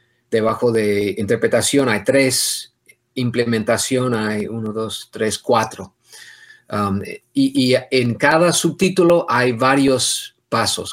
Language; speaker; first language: Spanish; non-native, fluent; English